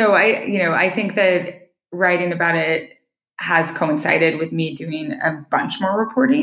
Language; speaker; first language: English; native; English